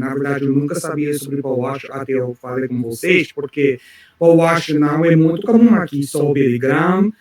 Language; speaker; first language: Portuguese; non-native, learner; English